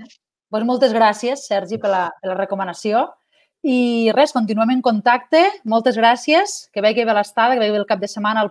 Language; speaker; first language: Catalan; native; Catalan